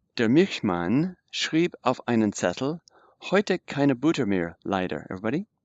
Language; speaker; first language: German; non-native, fluent; English